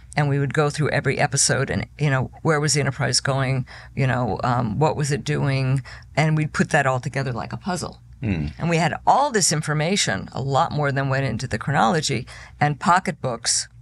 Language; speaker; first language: English; native; English